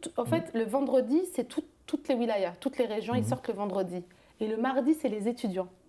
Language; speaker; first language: French; non-native, local second language; Arabic